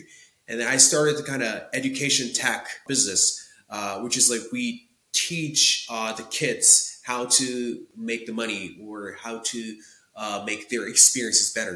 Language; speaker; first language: English; non-native, fluent; Japanese